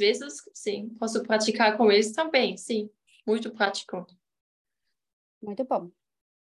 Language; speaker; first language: Portuguese; non-native, learner; German